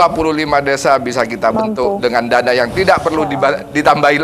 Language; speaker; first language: Indonesian; native; Indonesian